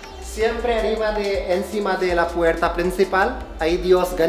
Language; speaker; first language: Spanish; non-native, learner; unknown